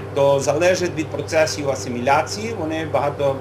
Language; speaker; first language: Ukrainian; early bilingual, heritage; Ukrainian